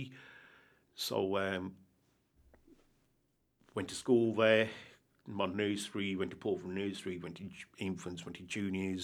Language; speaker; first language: English; native; English